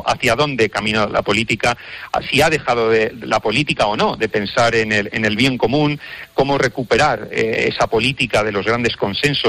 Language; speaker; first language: Spanish; native; Spanish